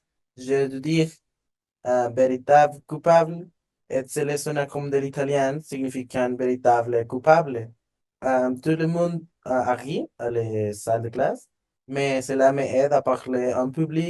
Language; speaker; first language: French; non-native, learner; Spanish